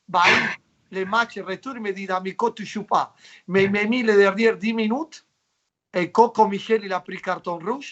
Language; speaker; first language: French; non-native, fluent; Spanish